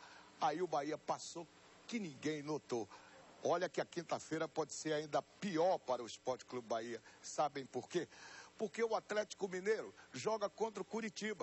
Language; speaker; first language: Portuguese; native; Portuguese